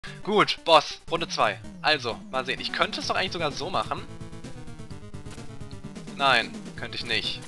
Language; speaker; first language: German; native; German